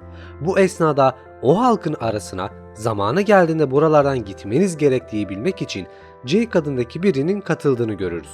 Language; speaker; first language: Turkish; native; Turkish